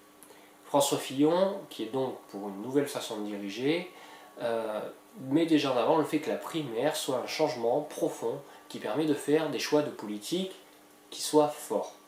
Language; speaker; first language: French; native; French